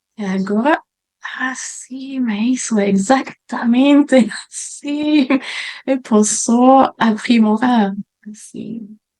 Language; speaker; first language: Portuguese; non-native, fluent; French